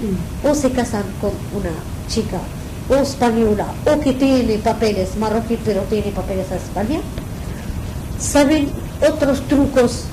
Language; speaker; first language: Spanish; non-native, learner; Arabic